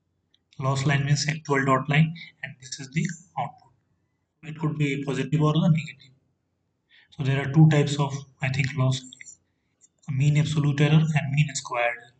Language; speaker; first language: English; non-native, fluent; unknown